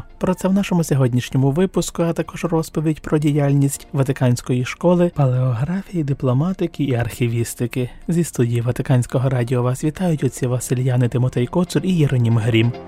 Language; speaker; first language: Ukrainian; native; Ukrainian